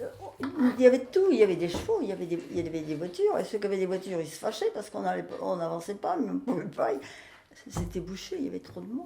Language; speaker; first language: French; native; French